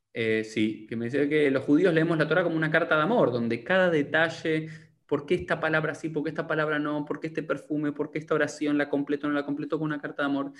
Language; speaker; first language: Spanish; native; Spanish